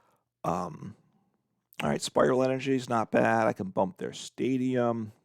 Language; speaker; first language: English; native; English